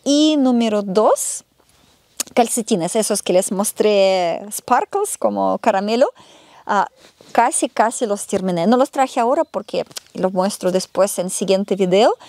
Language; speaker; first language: Spanish; non-native, fluent; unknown